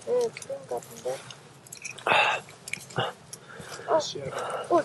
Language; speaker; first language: Korean; non-native, fluent; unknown